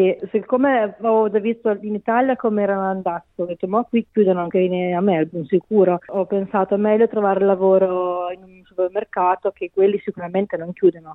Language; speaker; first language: Italian; native; Italian